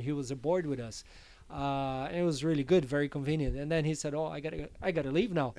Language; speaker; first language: English; non-native, fluent; Portuguese